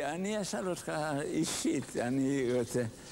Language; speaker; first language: Hebrew; non-native, fluent; Hungarian